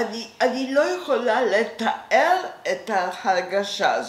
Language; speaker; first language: Hebrew; non-native, fluent; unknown